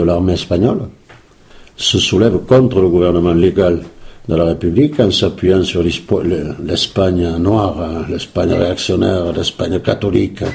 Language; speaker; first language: French; early bilingual, other home language; Spanish